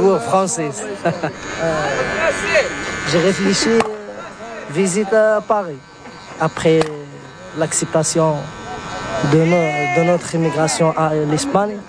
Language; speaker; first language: French; non-native, learner; Arabic